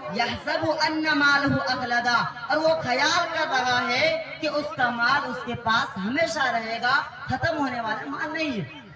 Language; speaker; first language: Urdu; non-native, local second language; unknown